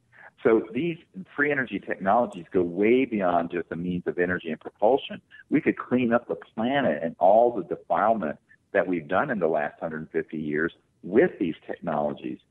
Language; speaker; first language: English; native; English